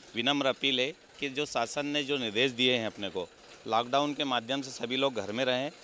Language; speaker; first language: Hindi; native; Hindi